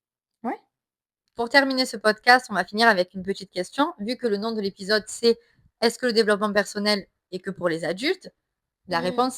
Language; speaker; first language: French; native; French